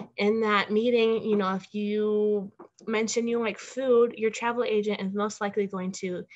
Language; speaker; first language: English; native; English